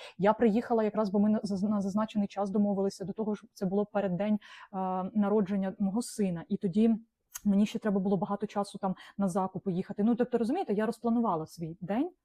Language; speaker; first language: Ukrainian; non-native, local second language; Russian